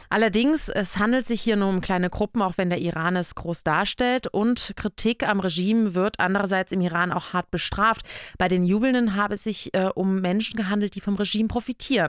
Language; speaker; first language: German; native; German